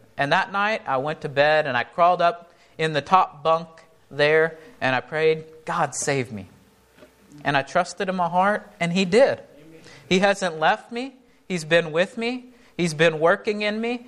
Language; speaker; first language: English; native; English